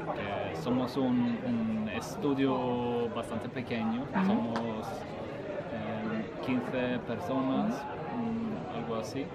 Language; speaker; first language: Spanish; non-native, fluent; Swedish